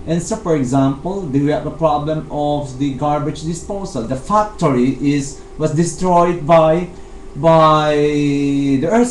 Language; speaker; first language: English; non-native, fluent; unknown